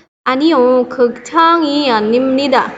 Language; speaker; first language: Korean; non-native, fluent; Indonesian